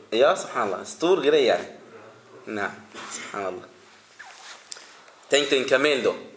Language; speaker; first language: Swedish; early bilingual, other home language; Arabic